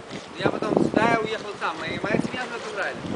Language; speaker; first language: Russian; early bilingual, heritage; Russian